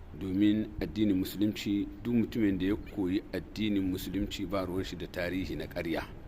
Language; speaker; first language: Hausa; non-native, local second language; Tamasheq